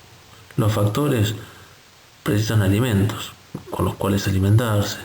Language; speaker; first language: Spanish; native; Spanish